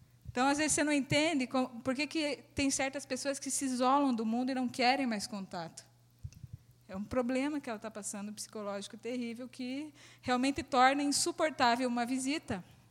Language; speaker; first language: Portuguese; native; Portuguese